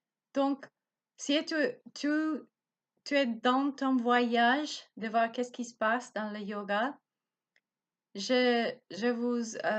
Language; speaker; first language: French; non-native, learner; Spanish